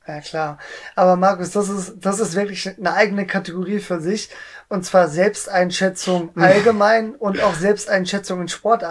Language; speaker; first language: German; native; German